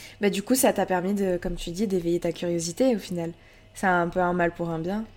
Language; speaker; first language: French; native; French